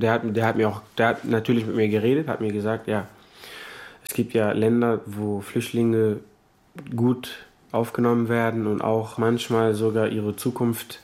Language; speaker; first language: German; non-native, fluent; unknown